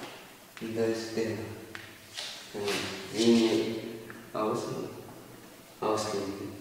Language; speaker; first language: German; non-native, learner; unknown